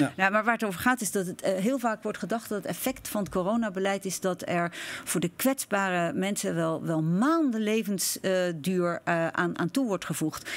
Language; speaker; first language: Dutch; native; Dutch